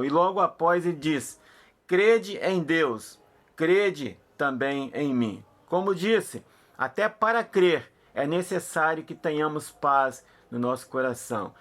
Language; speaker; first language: Portuguese; native; Portuguese